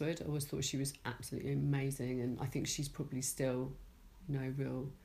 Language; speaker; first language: English; native; English